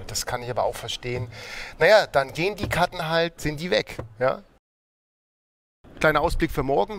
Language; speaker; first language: German; native; German